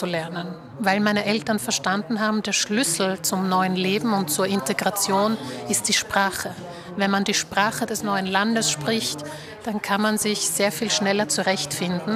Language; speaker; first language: German; early bilingual, other home language; Slovak